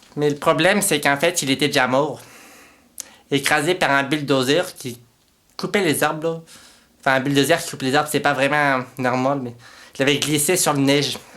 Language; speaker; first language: French; native; French